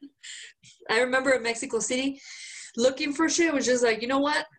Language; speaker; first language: English; non-native, fluent; Spanish